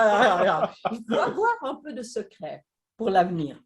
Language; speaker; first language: French; non-native, fluent; Swedish